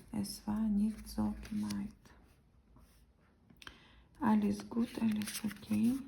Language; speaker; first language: German; non-native, learner; Ukrainian